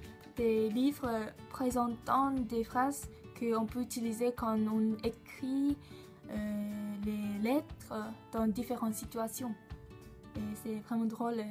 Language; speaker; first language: French; non-native, learner; Japanese